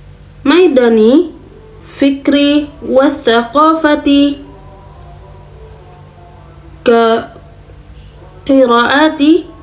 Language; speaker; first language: Arabic; non-native, learner; Indonesian